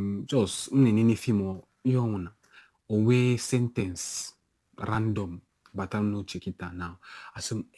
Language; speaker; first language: Igbo; non-native, local second language; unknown